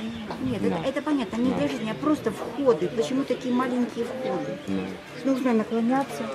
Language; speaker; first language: Russian; native; Russian